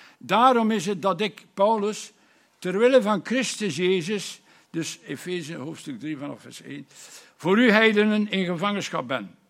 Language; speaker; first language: Dutch; native; Dutch